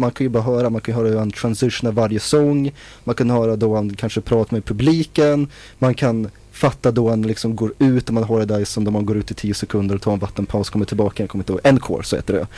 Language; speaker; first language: Swedish; native; Swedish